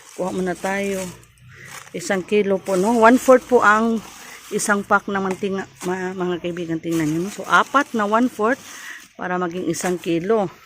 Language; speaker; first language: Filipino; non-native, local second language; Cebuano